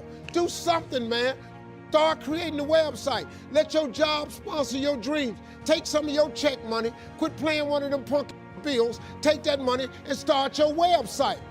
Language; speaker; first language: English; native; English